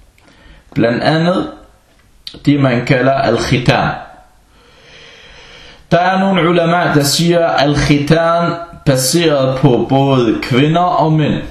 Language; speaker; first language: Danish; non-native, fluent; Arabic